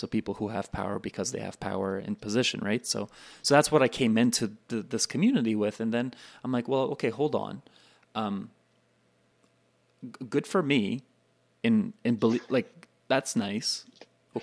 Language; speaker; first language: English; native; English